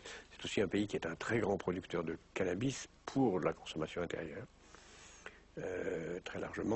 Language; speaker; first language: French; native; French